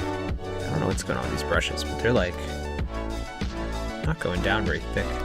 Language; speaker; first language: English; native; English